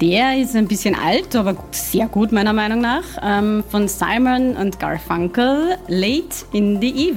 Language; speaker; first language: German; native; German